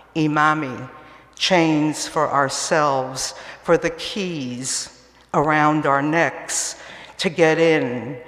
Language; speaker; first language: English; early bilingual, other home language; Spanish